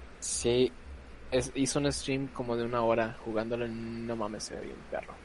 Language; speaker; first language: Spanish; native; Spanish